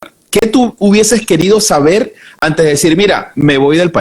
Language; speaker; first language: Spanish; native; Spanish